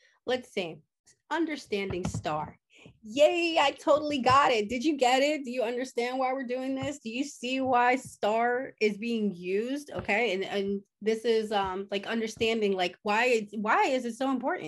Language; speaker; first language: English; early bilingual, other home language; Spanish